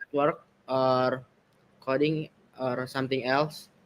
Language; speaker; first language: English; non-native, learner; Indonesian